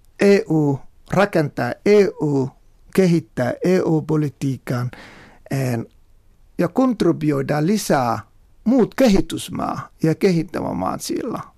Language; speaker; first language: Finnish; non-native, fluent; Somali